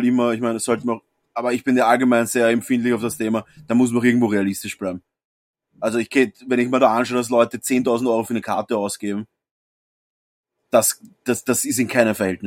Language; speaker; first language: German; native; German